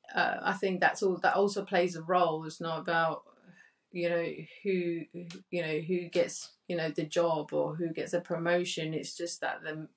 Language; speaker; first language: English; early bilingual, other home language; Spanish